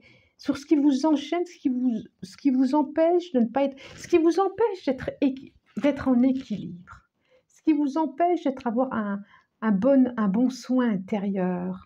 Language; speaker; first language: French; native; French